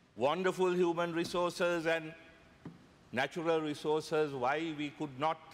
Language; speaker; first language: English; non-native, local second language; Sinhala